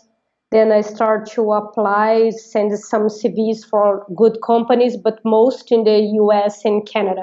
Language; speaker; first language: English; non-native, fluent; Portuguese